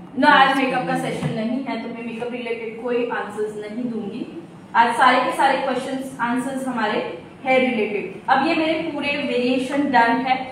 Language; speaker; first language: Hindi; non-native, local second language; Gujarati